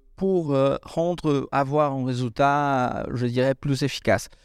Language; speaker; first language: French; non-native, fluent; Portuguese